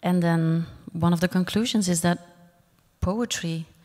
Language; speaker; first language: English; non-native, fluent; Dutch